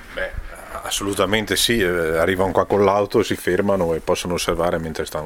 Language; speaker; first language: Italian; native; Italian